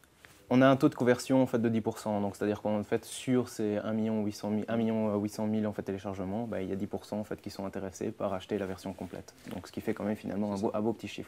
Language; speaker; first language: French; native; French